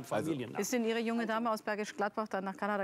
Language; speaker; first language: German; native; German